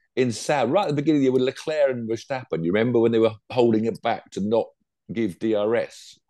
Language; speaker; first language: English; native; English